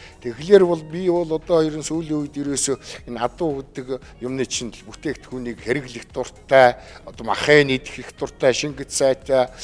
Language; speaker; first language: Mongolian; native; Mongolian